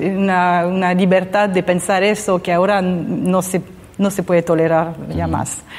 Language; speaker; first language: Spanish; non-native, fluent; French